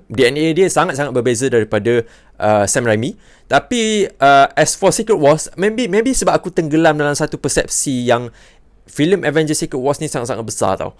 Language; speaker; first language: Malay; native; Malay